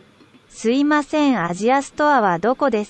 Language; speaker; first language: Japanese; non-native, learner; Vietnamese